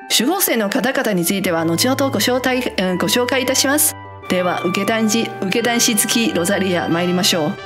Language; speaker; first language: Japanese; non-native, fluent; Chinese